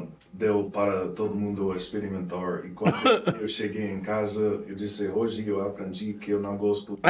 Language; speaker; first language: Portuguese; non-native, fluent; English